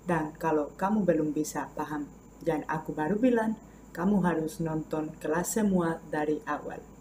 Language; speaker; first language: Indonesian; non-native, fluent; Spanish